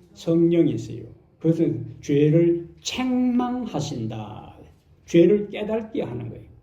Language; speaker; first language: Korean; native; Korean